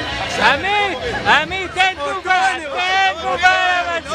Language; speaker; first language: Hebrew; native; Hebrew